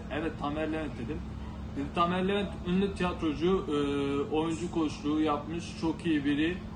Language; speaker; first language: Turkish; non-native, local second language; Kurdish